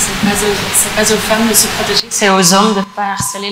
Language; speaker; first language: French; non-native, fluent; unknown